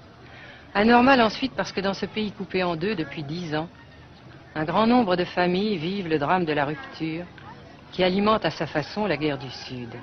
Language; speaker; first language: French; native; French